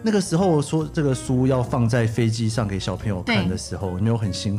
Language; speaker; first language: Chinese; native; Chinese